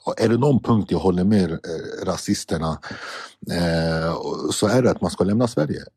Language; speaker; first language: Swedish; early bilingual, other home language; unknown